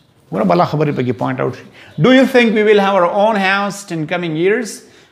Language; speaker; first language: English; non-native, local second language; Pashto